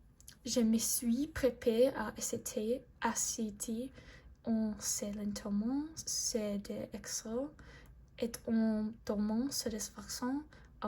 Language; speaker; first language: French; non-native, learner; English